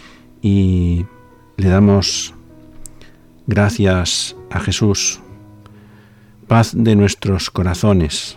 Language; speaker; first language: Spanish; native; Spanish